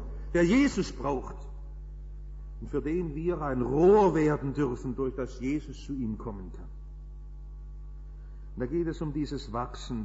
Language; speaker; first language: German; native; German